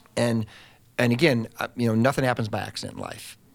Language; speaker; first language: English; native; English